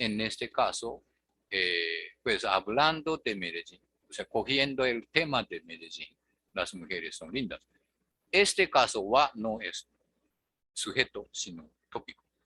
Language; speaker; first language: Spanish; non-native, fluent; Japanese